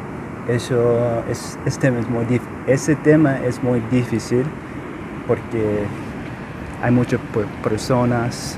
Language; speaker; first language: Spanish; non-native, learner; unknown